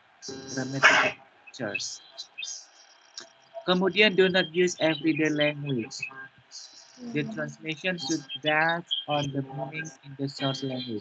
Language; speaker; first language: English; non-native, fluent; Indonesian